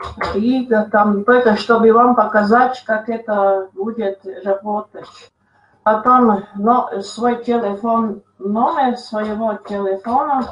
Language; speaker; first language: Russian; non-native, local second language; Latvian